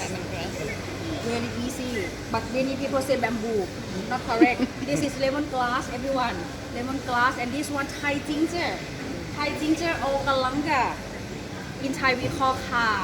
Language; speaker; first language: English; non-native, learner; Thai